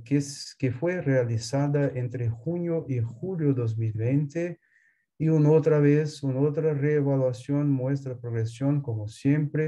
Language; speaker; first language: Spanish; non-native, fluent; Portuguese